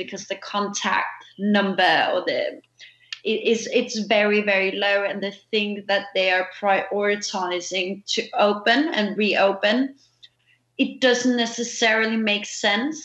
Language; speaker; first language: English; non-native, fluent; Danish